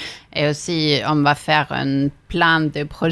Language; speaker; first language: French; non-native, fluent; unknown